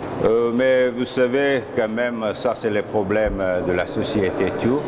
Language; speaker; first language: French; non-native, fluent; Armenian